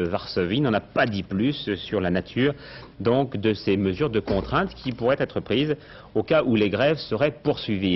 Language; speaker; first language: French; native; French